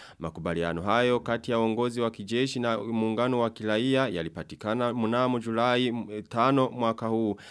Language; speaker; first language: Swahili; non-native, local second language; Rundi